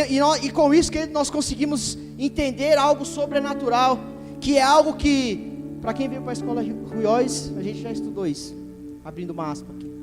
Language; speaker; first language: Portuguese; native; Portuguese